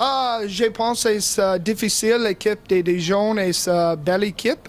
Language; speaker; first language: French; non-native, learner; English